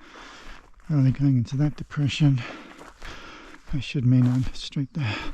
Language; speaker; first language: English; native; English